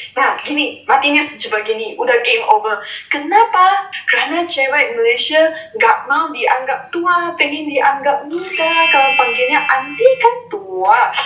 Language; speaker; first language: Indonesian; non-native, fluent; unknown